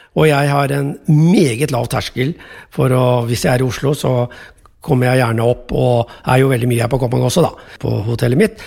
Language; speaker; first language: Norwegian; native; Norwegian